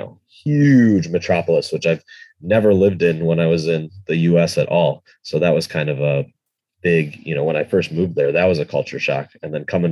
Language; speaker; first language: English; native; English